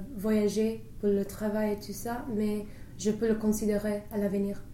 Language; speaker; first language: French; non-native, fluent; English